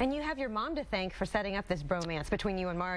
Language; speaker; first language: English; native; English